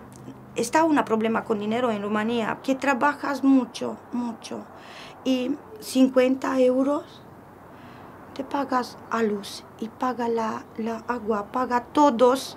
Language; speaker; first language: Spanish; non-native, learner; Romanian